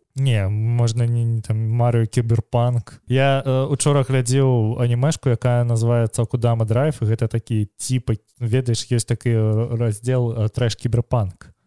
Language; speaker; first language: Belarusian; non-native, local second language; Russian